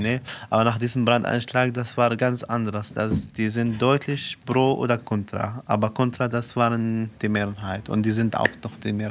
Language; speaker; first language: German; non-native, fluent; Arabic